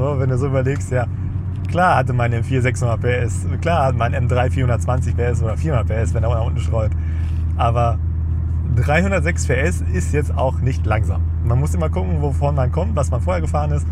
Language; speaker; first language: German; native; German